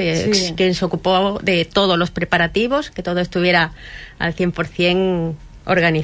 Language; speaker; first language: Spanish; native; Spanish